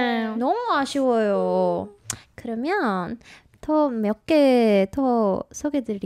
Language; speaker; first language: Korean; non-native, fluent; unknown